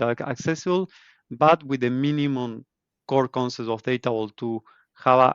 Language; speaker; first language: English; non-native, fluent; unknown